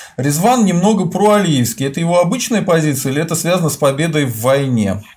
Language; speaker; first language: Russian; native; Russian